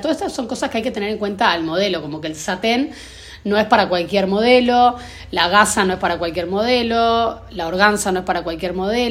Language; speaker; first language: Spanish; native; Spanish